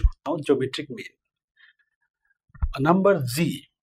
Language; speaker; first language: English; non-native, local second language; Nepali